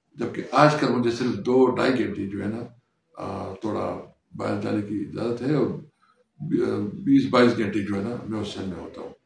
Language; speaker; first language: Urdu; non-native, local second language; Pashto